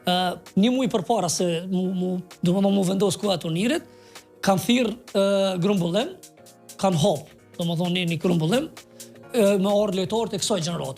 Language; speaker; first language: Albanian; native; Albanian